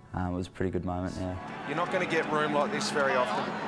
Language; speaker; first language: English; native; English